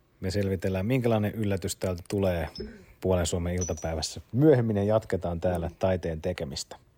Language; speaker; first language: Finnish; native; Finnish